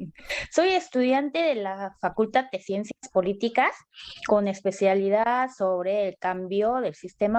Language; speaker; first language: Spanish; non-native, learner; Korean